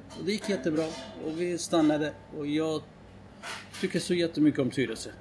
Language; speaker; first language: Swedish; non-native, fluent; Kurdish